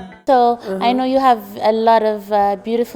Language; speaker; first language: English; non-native, fluent; Amharic